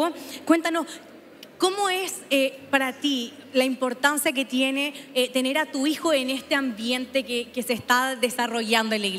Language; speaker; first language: Spanish; native; Spanish